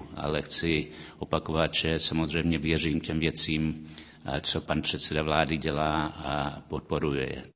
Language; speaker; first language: Czech; early bilingual, heritage; Czech